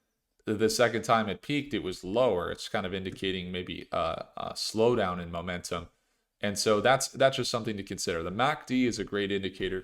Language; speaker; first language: English; native; English